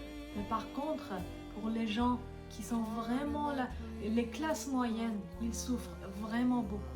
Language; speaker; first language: French; non-native, fluent; Persian